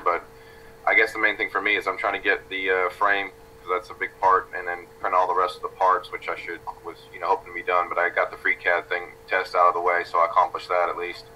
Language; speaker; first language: English; native; English